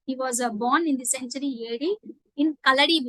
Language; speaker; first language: English; non-native, local second language; Telugu